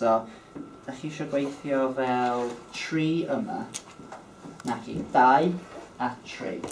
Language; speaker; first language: Welsh; native; Welsh